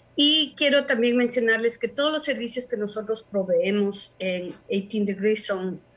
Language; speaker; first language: Spanish; native; Spanish